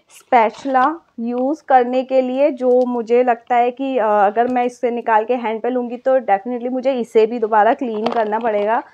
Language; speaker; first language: Hindi; native; Hindi